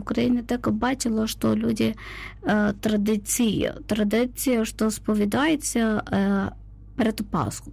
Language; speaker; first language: Ukrainian; non-native, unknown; Malayalam